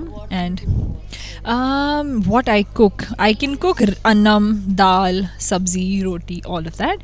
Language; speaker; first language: Telugu; non-native, local second language; Hindi